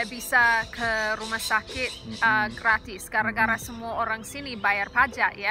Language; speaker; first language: Indonesian; non-native, fluent; English